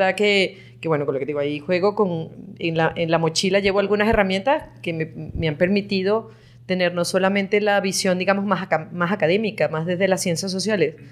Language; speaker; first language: Spanish; native; Spanish